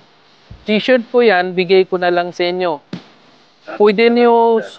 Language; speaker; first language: Filipino; non-native, learner; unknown